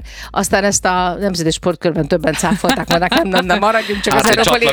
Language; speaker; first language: Hungarian; native; Hungarian